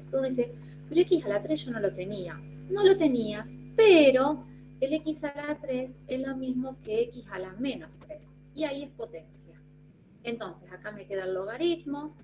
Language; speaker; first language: Spanish; native; Spanish